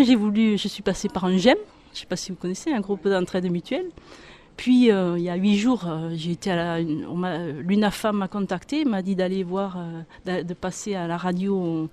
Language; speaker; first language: French; native; French